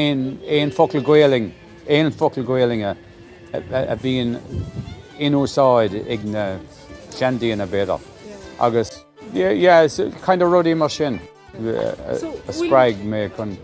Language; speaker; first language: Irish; non-native, local second language; English